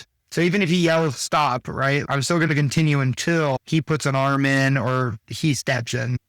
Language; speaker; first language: English; native; English